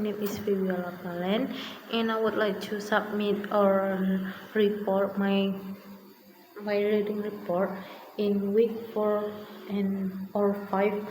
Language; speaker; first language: English; non-native, learner; Indonesian